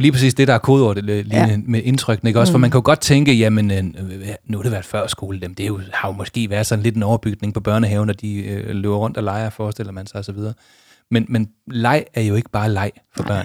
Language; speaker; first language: Danish; native; Danish